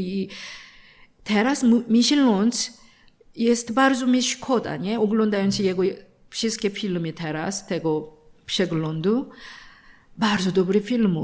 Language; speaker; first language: Polish; non-native, learner; Korean